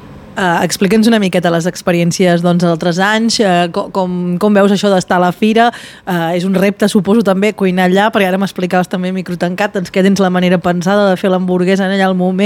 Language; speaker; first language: Catalan; native; Catalan